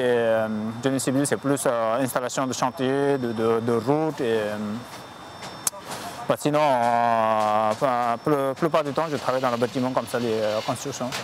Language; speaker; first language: French; non-native, fluent; Sherpa